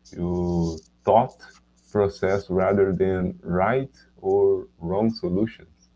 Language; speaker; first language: English; non-native, learner; Portuguese